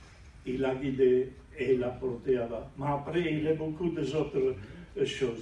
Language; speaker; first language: French; non-native, fluent; Italian